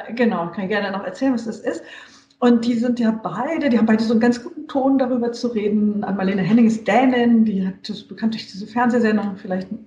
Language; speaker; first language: German; native; German